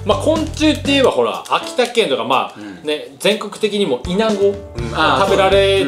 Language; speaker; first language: Japanese; native; Japanese